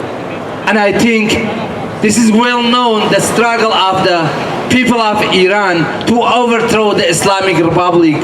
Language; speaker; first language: English; non-native, fluent; Persian